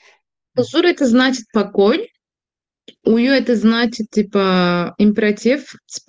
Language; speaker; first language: Russian; non-native, fluent; Turkish